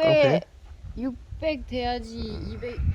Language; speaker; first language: Korean; non-native, fluent; French